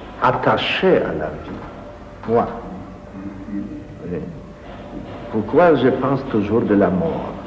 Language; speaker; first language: French; non-native, fluent; Polish